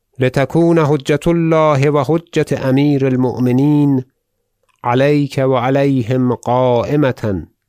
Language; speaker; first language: Arabic; non-native, fluent; Persian